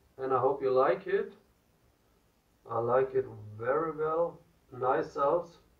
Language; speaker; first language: English; non-native, learner; German